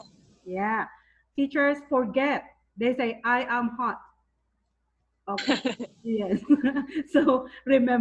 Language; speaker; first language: English; non-native, fluent; Thai